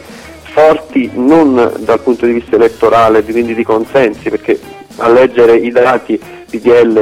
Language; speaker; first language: Italian; native; Italian